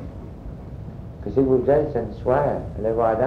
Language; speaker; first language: French; native; French